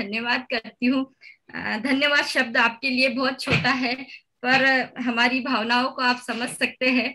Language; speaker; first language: Hindi; native; Hindi